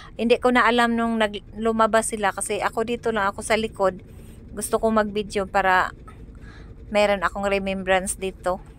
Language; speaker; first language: Filipino; non-native, local second language; Cebuano